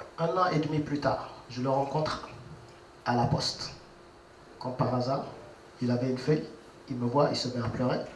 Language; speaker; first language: French; non-native, local second language; Wolof